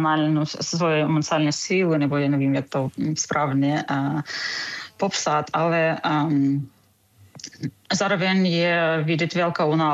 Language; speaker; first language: Czech; non-native, learner; Ukrainian